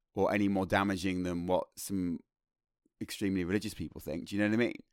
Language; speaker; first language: English; native; English